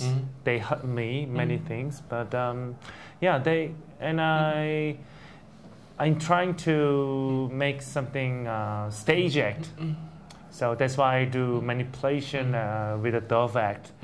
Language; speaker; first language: English; non-native, learner; Korean